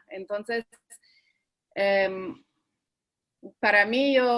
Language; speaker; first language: Spanish; early bilingual, heritage; Spanish